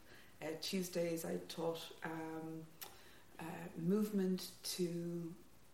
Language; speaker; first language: English; native; English